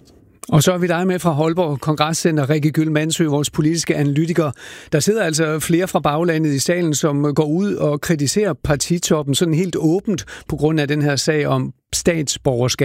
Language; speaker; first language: Danish; native; Danish